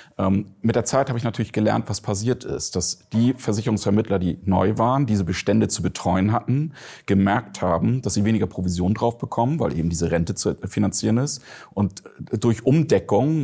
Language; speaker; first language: German; native; German